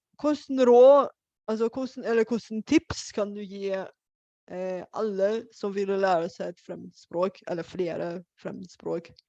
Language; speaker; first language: Norwegian; non-native, fluent; Bulgarian